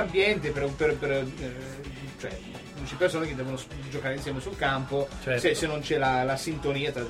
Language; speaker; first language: Italian; non-native, fluent; English